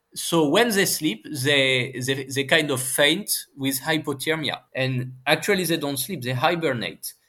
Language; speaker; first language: English; non-native, fluent; French